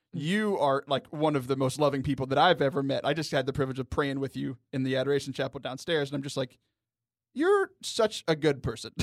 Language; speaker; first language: English; native; English